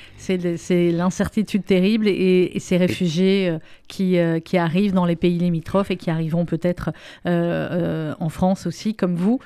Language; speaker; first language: French; native; French